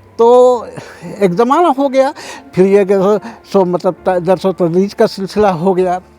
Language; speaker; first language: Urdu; native; Urdu